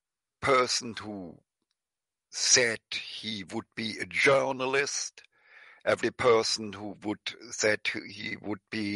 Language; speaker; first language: English; non-native, fluent; German